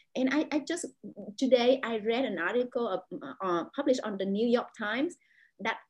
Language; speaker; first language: English; non-native, fluent; Vietnamese